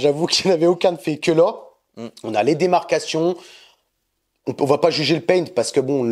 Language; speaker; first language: French; native; French